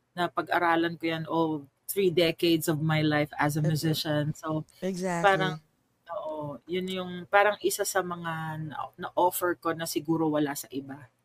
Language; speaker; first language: Filipino; native; Filipino